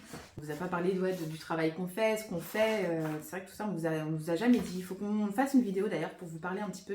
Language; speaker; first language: French; native; French